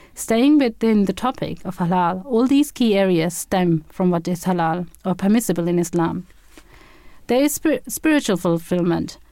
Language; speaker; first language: English; non-native, fluent; German